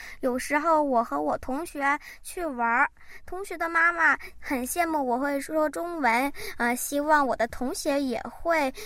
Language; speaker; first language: Chinese; early bilingual, heritage; Chinese